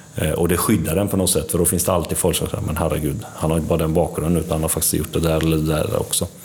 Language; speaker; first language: Swedish; early bilingual, other home language; Albanian